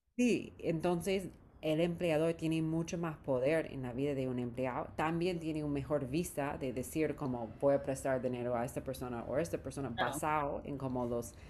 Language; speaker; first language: Spanish; non-native, fluent; English